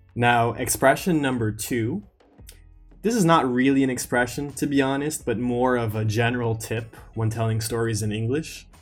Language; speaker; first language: English; native; English